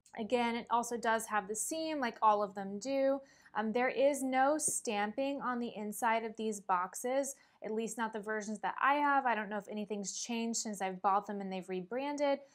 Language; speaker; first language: English; native; English